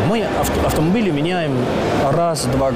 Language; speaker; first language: Russian; non-native, learner; German